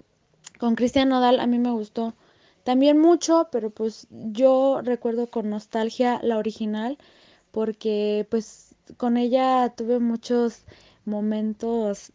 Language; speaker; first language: Spanish; native; Spanish